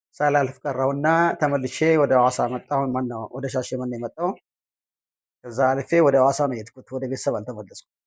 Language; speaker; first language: Amharic; non-native, local second language; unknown